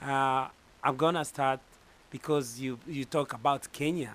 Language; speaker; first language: English; non-native, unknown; Lingala